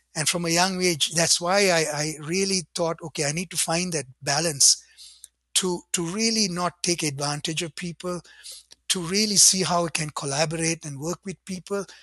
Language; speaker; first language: English; non-native, local second language; Sinhala